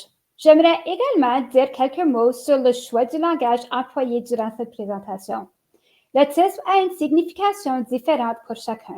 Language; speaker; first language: French; native; French